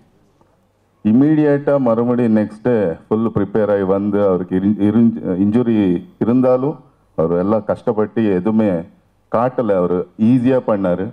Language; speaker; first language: Tamil; non-native, fluent; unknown